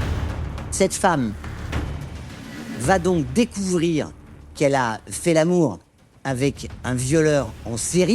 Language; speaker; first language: French; native; French